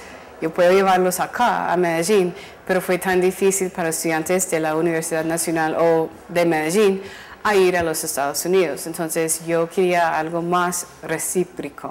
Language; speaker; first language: Spanish; non-native, fluent; English